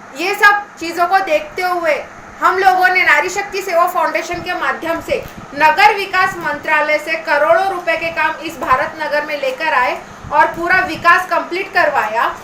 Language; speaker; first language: Hindi; native; Hindi